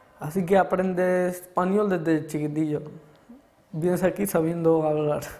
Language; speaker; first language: Spanish; early bilingual, other home language; Arabic